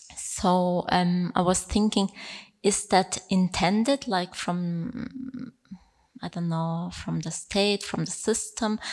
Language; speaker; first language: English; non-native, fluent; Bulgarian